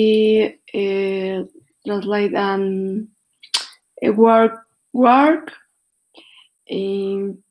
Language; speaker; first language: English; non-native, learner; Spanish